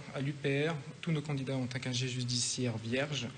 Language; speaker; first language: French; native; French